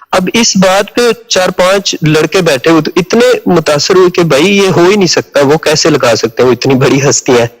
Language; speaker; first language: Urdu; native; Urdu